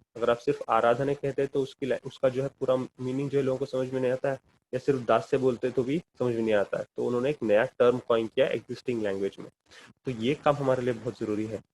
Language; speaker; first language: Urdu; non-native, local second language; Kannada